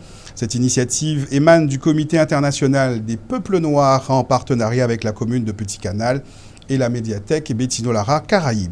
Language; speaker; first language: French; native; French